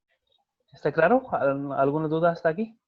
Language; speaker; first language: Spanish; non-native, fluent; Hindi